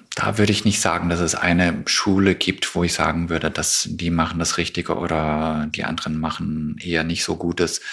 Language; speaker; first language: German; non-native, fluent; English